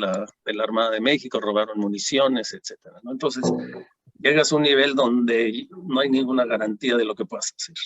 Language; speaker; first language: Spanish; native; Spanish